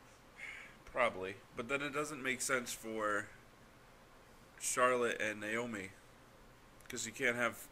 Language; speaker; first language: English; native; English